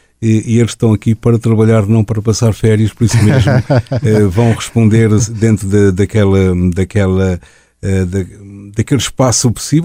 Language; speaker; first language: Portuguese; native; Portuguese